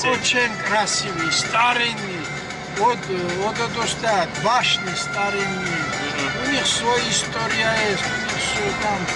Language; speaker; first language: Russian; non-native, learner; Svan